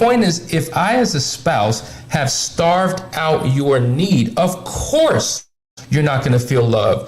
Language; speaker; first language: English; native; English